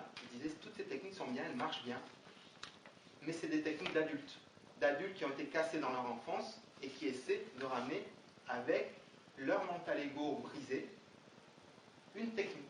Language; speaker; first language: French; native; French